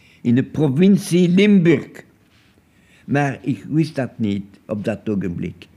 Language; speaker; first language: Dutch; non-native, local second language; French